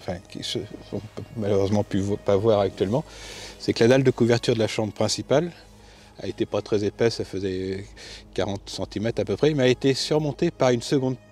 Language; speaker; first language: French; native; French